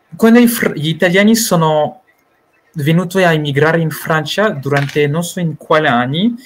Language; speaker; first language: Italian; non-native, fluent; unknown